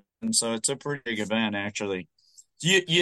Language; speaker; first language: English; native; English